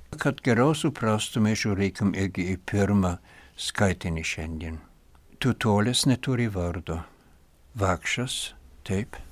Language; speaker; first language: Lithuanian; non-native, fluent; German